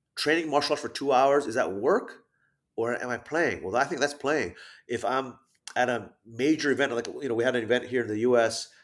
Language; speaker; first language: English; early bilingual, other home language; Thai